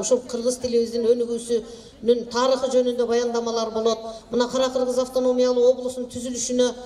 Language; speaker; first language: Kyrgyz; native; Kyrgyz